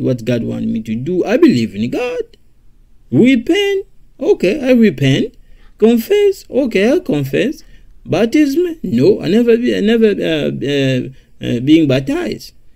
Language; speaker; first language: English; non-native, fluent; Lingala